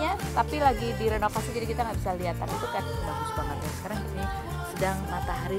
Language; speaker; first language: Indonesian; native; Indonesian